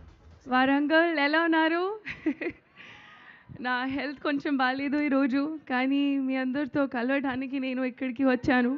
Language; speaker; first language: Telugu; non-native, learner; Hindi